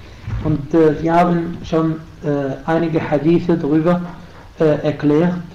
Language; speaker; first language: German; non-native, fluent; Arabic